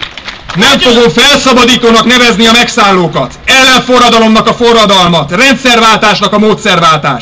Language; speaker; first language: Hungarian; native; Hungarian